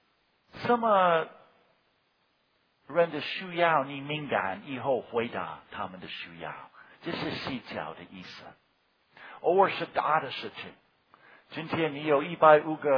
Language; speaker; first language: Chinese; non-native, fluent; English